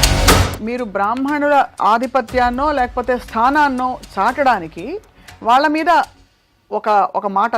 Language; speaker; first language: Telugu; native; Telugu